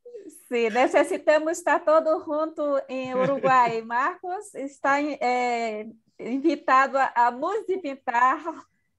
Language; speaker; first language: Spanish; non-native, learner; Portuguese